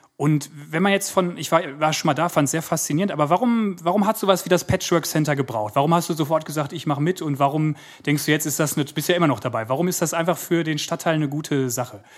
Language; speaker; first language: German; native; German